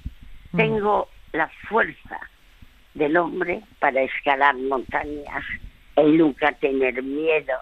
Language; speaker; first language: Spanish; early bilingual, other home language; French